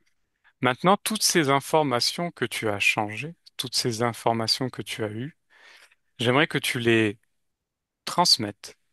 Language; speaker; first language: French; native; French